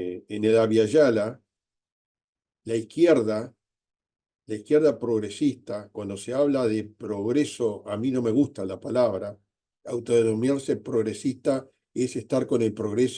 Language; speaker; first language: Spanish; native; Spanish